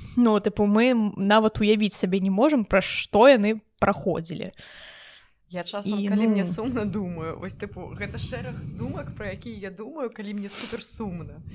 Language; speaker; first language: Belarusian; native; Belarusian